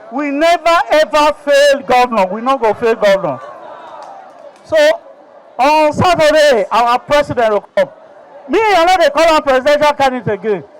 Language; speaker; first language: Nigerian Pidgin; native; Nigerian Pidgin